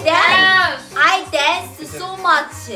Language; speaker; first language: English; non-native, learner; Korean